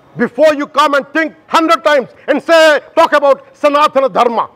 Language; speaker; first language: English; non-native, local second language; Telugu